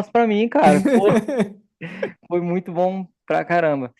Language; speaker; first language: Portuguese; native; Portuguese